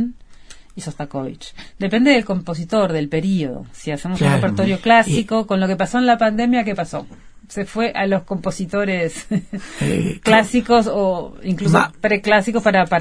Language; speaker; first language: Spanish; native; Spanish